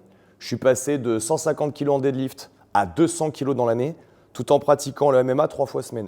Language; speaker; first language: French; native; French